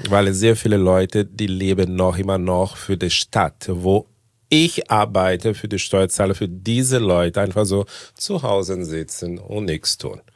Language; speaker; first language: German; non-native, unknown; Portuguese